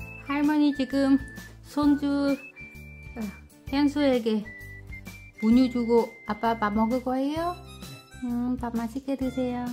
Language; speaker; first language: Korean; non-native, learner; Vietnamese